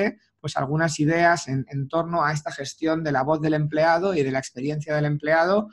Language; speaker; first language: Spanish; native; Spanish